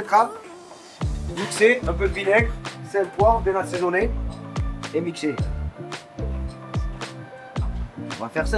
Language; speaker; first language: French; native; French